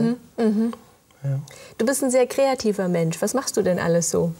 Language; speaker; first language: German; native; German